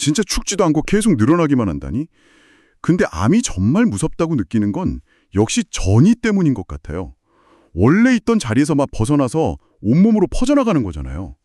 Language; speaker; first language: Korean; native; Korean